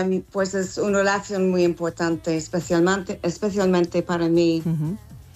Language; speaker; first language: Spanish; non-native, learner; English